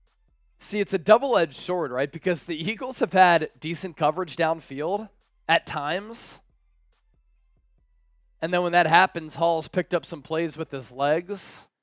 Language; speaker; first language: English; native; English